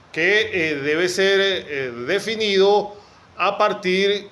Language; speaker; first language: Spanish; native; Spanish